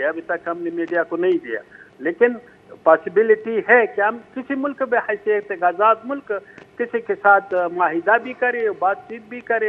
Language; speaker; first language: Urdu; non-native, fluent; Pashto